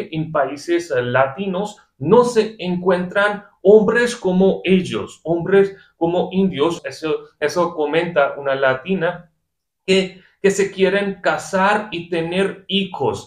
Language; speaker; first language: Spanish; non-native, fluent; Hindi